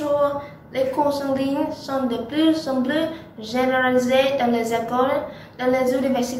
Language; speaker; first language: French; non-native, learner; Vietnamese